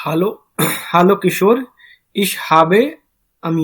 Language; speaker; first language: German; non-native, learner; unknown